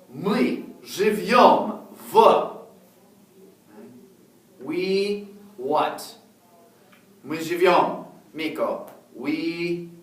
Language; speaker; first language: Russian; non-native, fluent; English